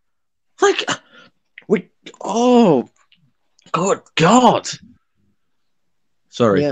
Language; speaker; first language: English; native; English